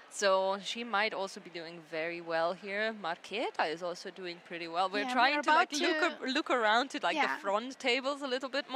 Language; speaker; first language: English; non-native, fluent; Hungarian